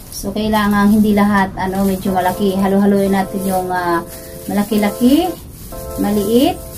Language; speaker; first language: Filipino; non-native, local second language; Cebuano